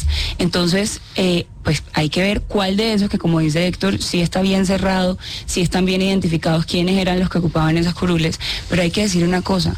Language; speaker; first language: Spanish; native; Spanish